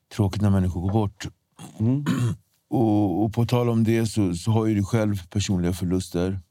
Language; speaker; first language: Swedish; native; Swedish